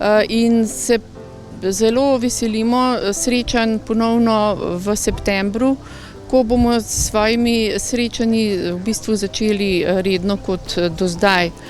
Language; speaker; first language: Slovenian; native; Slovenian